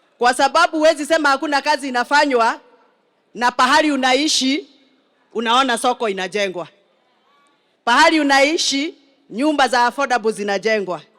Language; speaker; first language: Swahili; non-native, local second language; Kikuyu